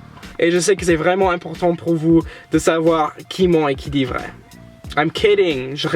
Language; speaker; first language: French; non-native, fluent; English